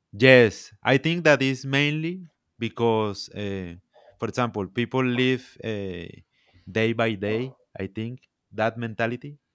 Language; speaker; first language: English; non-native, learner; Spanish